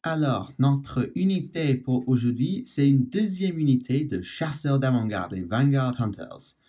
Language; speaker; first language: French; non-native, learner; English